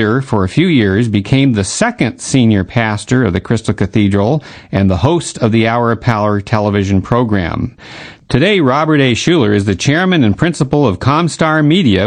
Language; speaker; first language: English; native; English